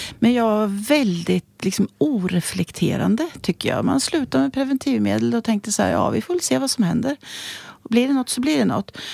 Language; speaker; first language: Swedish; native; Swedish